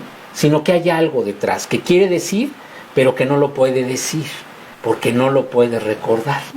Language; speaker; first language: Spanish; native; Spanish